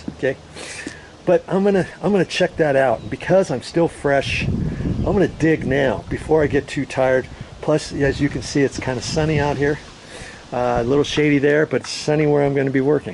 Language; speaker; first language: English; native; English